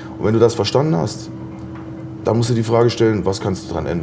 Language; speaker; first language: German; native; German